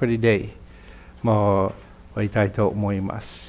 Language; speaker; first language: Japanese; non-native, fluent; English